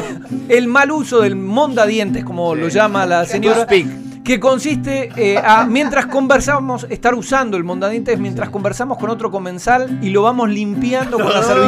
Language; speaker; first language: Spanish; native; Spanish